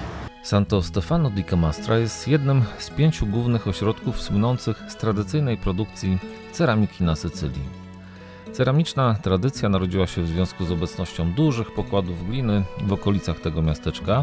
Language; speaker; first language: Polish; native; Polish